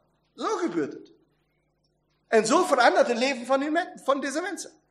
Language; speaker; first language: Dutch; non-native, fluent; German